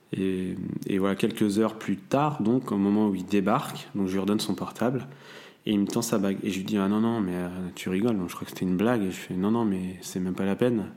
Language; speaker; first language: French; native; French